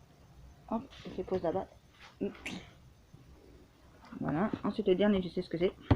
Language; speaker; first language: French; native; French